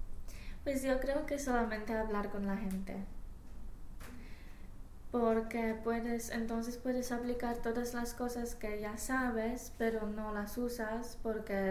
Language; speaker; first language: Spanish; non-native, fluent; Polish